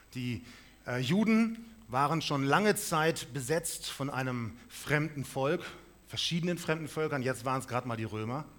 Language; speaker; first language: German; native; German